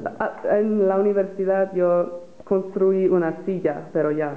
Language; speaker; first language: Spanish; non-native, learner; English